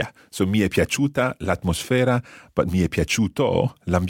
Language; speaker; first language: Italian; non-native, fluent; English